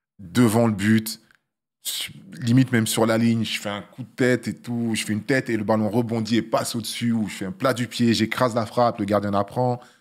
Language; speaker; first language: French; early bilingual, other home language; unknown